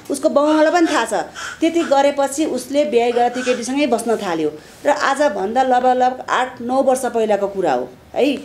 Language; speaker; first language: Nepali; native; Nepali